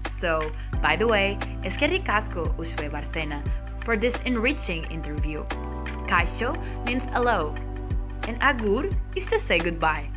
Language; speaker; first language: English; non-native, fluent; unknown